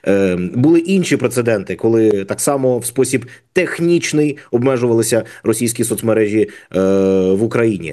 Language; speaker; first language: Ukrainian; native; Ukrainian